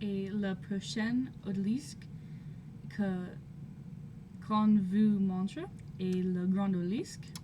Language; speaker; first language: French; non-native, learner; English